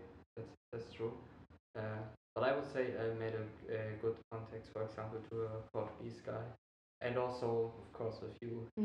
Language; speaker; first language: English; non-native, fluent; German